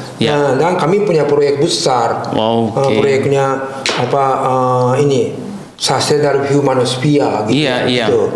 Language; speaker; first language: Indonesian; non-native, fluent; Japanese